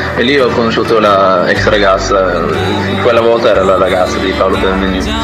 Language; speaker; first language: Italian; non-native, fluent; Norwegian